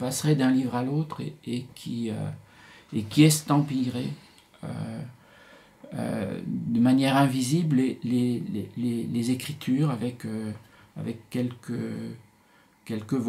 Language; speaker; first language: French; native; French